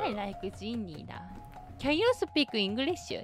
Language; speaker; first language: English; non-native, learner; Japanese